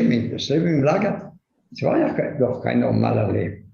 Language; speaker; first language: German; non-native, fluent; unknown